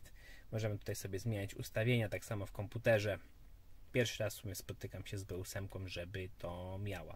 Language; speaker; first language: Polish; native; Polish